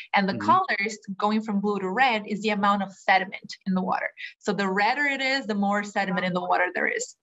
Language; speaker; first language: English; non-native, fluent; Portuguese